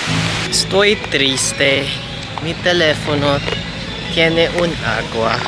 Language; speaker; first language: Spanish; non-native, learner; English